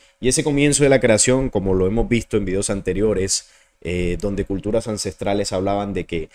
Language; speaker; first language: Spanish; native; Spanish